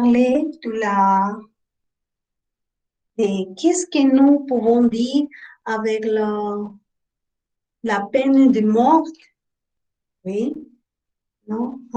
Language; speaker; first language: French; non-native, learner; Spanish